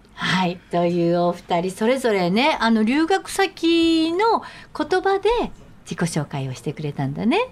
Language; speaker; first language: Japanese; native; Japanese